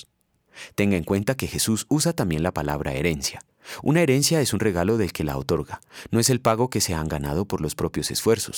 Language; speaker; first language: Spanish; native; Spanish